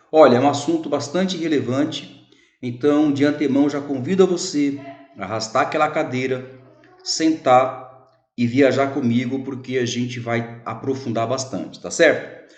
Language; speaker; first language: Portuguese; native; Portuguese